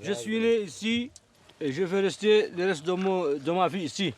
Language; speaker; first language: French; non-native, local second language; Arabic